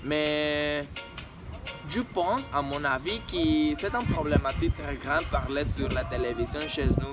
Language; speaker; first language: French; non-native, learner; Spanish